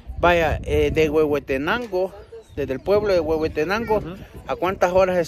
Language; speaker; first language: Spanish; native; Spanish